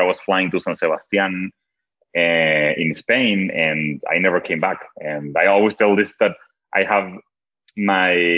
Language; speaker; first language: English; non-native, fluent; Spanish